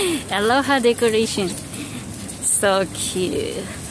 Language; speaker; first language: English; non-native, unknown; Japanese